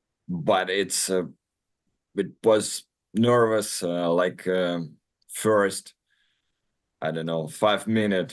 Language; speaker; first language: English; non-native, learner; Russian